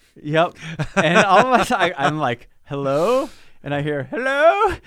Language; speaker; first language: English; native; English